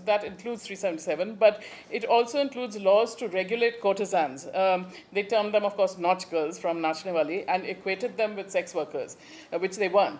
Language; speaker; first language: English; native; English